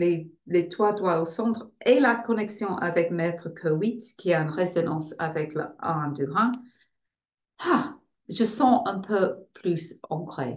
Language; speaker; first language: French; non-native, fluent; English